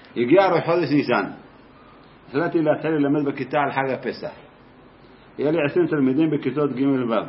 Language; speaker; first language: Hebrew; native; Hebrew